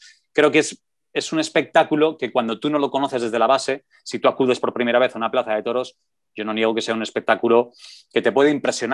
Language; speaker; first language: Spanish; native; Spanish